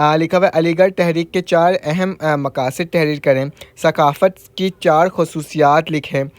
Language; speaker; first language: Urdu; native; Urdu